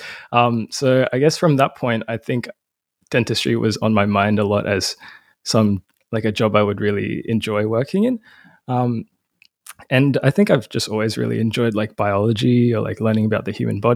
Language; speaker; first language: English; native; English